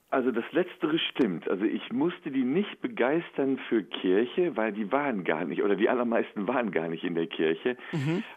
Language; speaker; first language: German; native; German